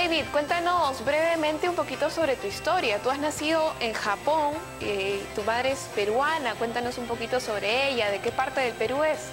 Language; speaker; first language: Spanish; native; Spanish